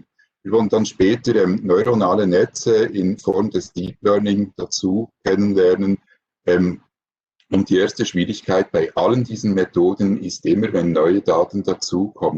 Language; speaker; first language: German; native; German